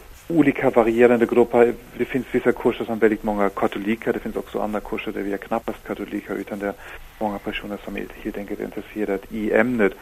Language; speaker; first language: Swedish; non-native, fluent; German